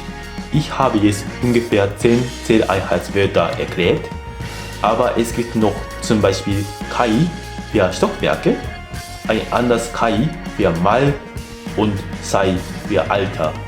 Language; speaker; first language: German; non-native, fluent; Japanese